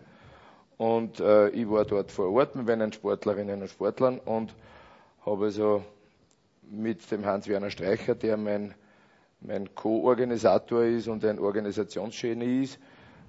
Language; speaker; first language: German; native; German